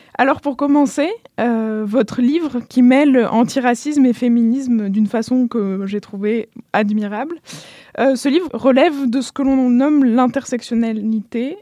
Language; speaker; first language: French; native; French